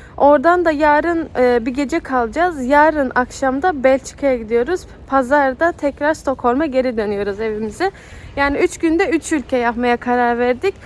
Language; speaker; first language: Turkish; early bilingual, heritage; Turkish